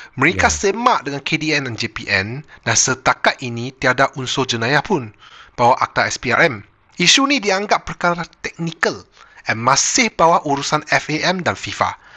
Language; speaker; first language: Malay; native; Malay